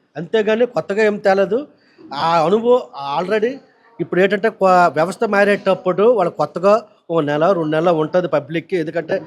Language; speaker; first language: Telugu; native; Telugu